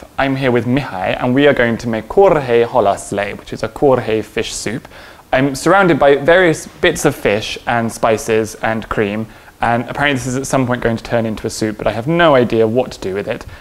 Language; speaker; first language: English; native; English